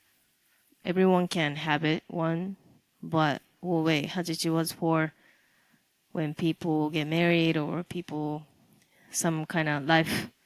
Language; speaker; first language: English; non-native, local second language; Japanese